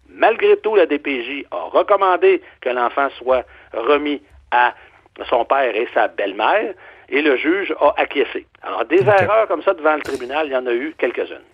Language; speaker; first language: French; native; French